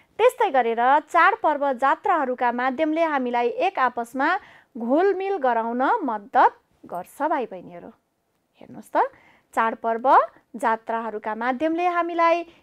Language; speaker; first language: Nepali; native; Nepali